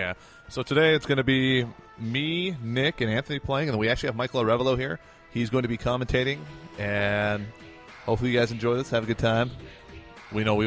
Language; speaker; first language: English; native; English